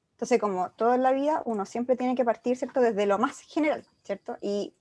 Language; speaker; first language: Spanish; native; Spanish